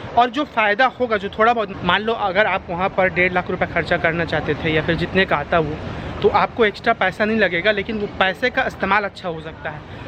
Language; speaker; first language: Hindi; native; Hindi